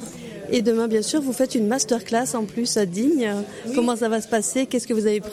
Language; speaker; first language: French; native; French